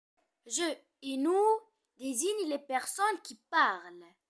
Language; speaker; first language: French; non-native, fluent; Arabic